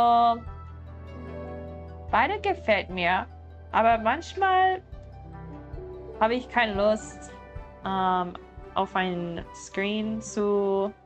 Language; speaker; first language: German; non-native, learner; English